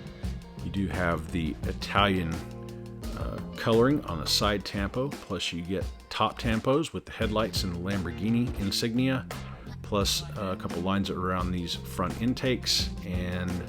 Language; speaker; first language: English; native; English